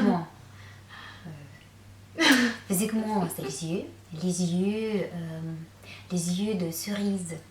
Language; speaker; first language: French; non-native, fluent; Russian